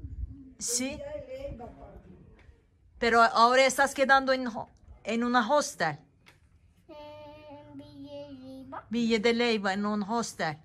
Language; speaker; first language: Spanish; non-native, learner; Turkish